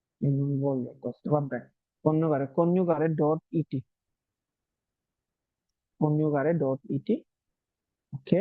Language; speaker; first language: Italian; non-native, learner; Bangla